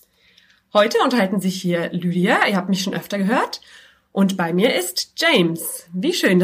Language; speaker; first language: German; native; German